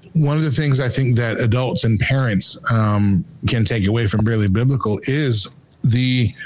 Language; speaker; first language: English; native; English